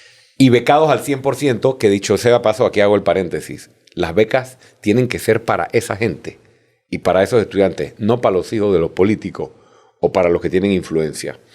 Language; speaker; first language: Spanish; native; Spanish